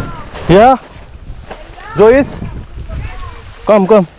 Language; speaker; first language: Dutch; non-native, learner; Nepali